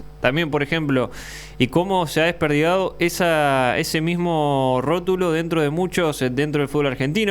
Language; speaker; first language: Spanish; native; Spanish